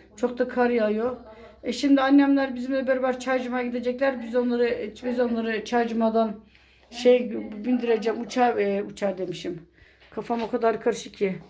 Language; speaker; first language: Turkish; native; Turkish